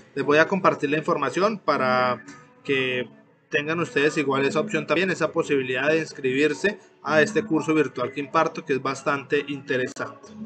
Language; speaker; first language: Spanish; native; Spanish